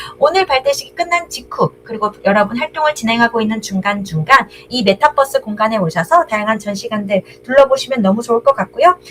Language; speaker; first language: Korean; native; Korean